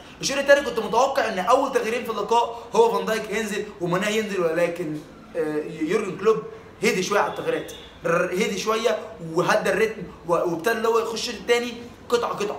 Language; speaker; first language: Arabic; native; Arabic